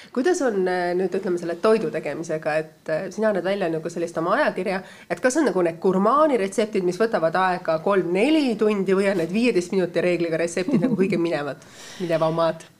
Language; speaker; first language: Estonian; native; Estonian